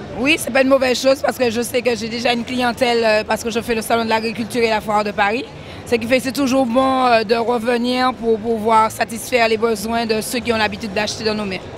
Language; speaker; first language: French; native; French